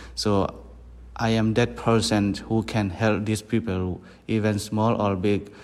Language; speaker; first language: English; non-native, fluent; Burmese